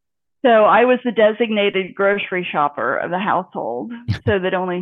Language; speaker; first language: English; native; English